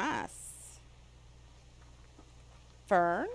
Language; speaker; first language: English; native; English